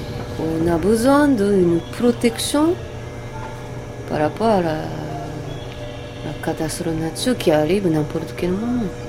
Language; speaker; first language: French; non-native, learner; Japanese